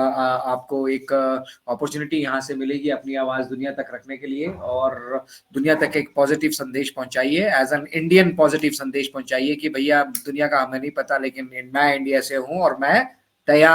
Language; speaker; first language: Hindi; native; Hindi